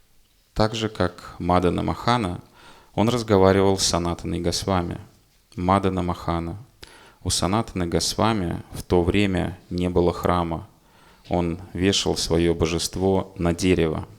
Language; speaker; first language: Russian; native; Russian